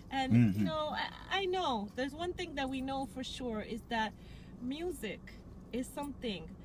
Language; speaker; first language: English; native; English